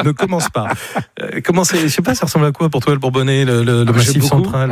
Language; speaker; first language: French; native; French